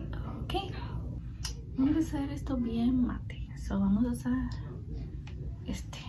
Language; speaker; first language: Spanish; early bilingual, heritage; Spanish